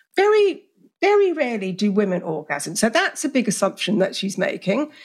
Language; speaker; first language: English; native; English